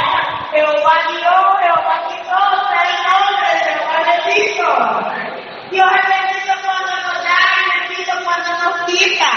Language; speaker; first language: Spanish; native; Spanish